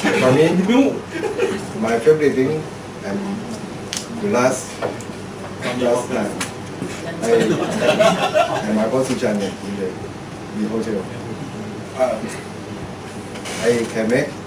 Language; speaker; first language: English; non-native, learner; Thai